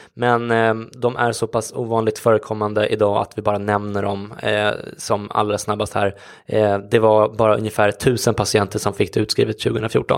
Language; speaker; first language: Swedish; native; Swedish